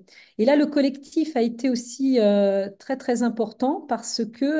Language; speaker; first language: French; native; French